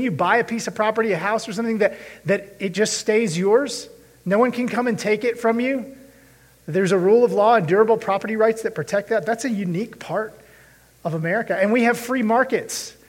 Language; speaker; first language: English; native; English